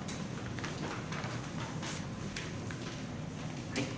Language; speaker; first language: Japanese; native; Japanese